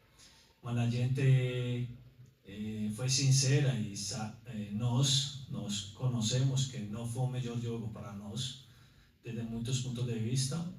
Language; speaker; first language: Portuguese; non-native, learner; Spanish